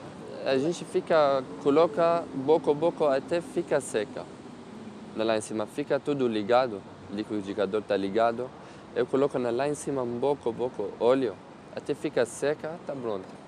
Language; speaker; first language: Portuguese; non-native, learner; Arabic